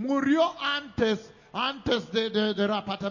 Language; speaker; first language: Spanish; non-native, learner; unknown